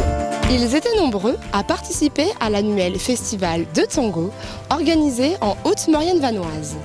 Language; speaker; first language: French; native; French